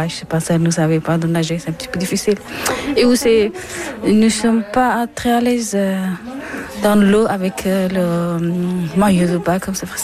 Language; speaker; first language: French; non-native, learner; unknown